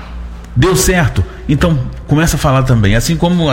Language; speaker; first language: Portuguese; native; Portuguese